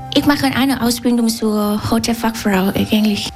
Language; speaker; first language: German; non-native, learner; Vietnamese